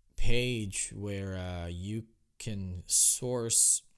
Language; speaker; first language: English; non-native, local second language; Filipino